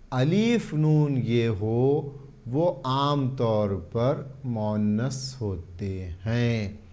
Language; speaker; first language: Urdu; native; Urdu